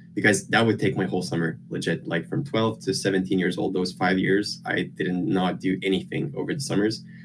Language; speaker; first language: English; non-native, fluent; Lithuanian